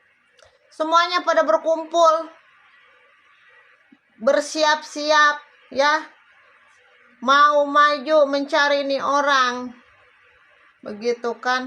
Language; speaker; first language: Indonesian; native; Indonesian